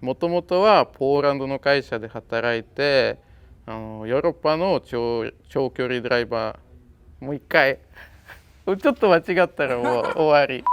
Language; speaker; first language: Japanese; non-native, fluent; Polish